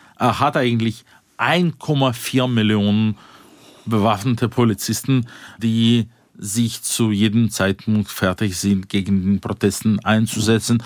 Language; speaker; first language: German; non-native, fluent; Russian